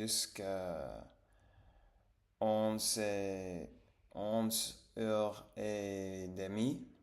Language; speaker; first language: French; non-native, learner; English